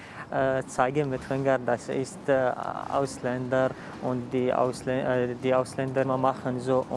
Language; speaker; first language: German; non-native, learner; Arabic